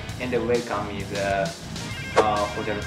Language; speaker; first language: English; non-native, learner; Japanese